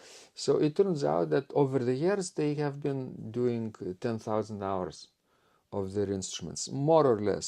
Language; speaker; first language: English; non-native, fluent; Lithuanian